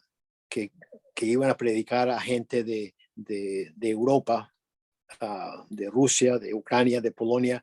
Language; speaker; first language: Spanish; early bilingual, other home language; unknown